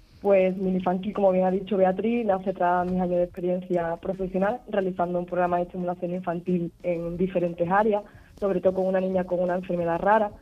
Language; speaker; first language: Spanish; native; Spanish